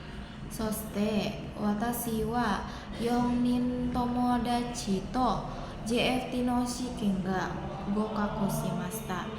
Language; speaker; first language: Japanese; non-native, learner; Indonesian